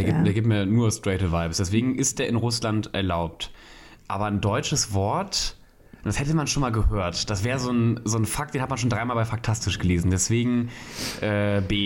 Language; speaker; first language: German; native; German